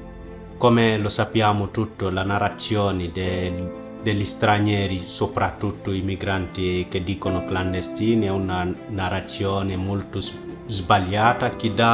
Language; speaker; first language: Italian; non-native, fluent; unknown